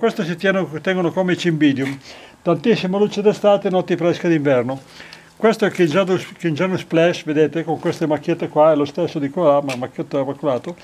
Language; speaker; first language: Italian; native; Italian